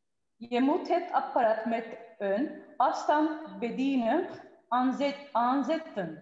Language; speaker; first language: Dutch; non-native, learner; Turkish